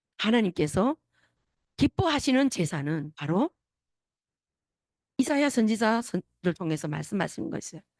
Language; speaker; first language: Korean; native; Korean